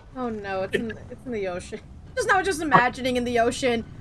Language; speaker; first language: English; native; English